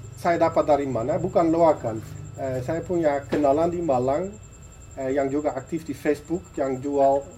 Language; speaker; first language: Indonesian; non-native, fluent; Dutch